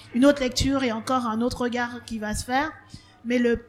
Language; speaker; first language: French; native; French